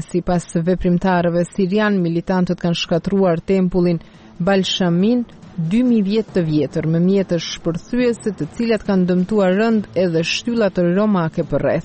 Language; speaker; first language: Albanian; native; Albanian